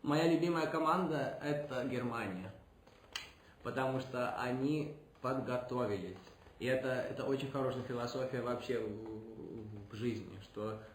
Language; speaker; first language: Russian; early bilingual, heritage; Russian